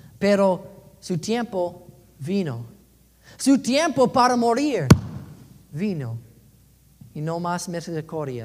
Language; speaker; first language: Spanish; non-native, learner; English